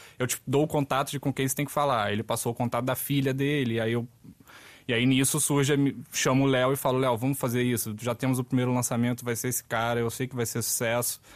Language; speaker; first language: Portuguese; native; Portuguese